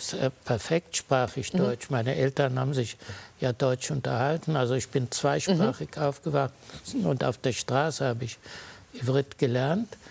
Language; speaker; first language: German; early bilingual, heritage; German